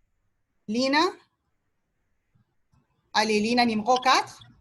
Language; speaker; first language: French; non-native, fluent; Arabic